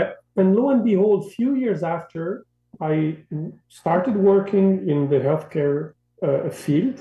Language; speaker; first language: English; non-native, fluent; Arabic